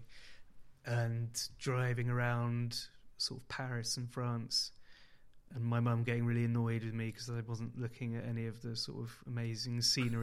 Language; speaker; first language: English; native; English